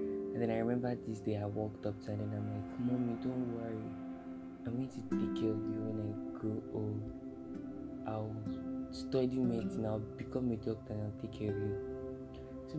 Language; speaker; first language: English; non-native, local second language; Yoruba